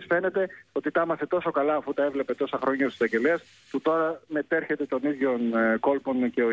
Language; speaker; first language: Greek; native; Greek